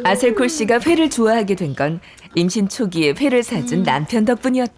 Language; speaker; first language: Korean; native; Korean